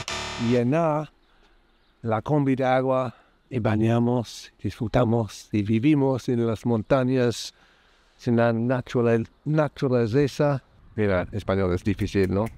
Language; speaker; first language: Spanish; non-native, learner; English